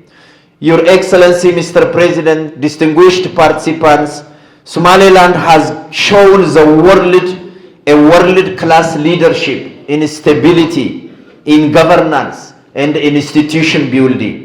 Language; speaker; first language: English; non-native, fluent; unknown